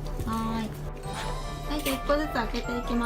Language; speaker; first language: Japanese; native; Japanese